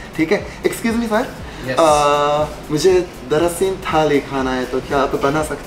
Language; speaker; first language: Hindi; non-native, fluent; Japanese